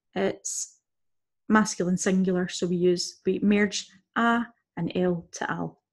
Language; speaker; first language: English; native; English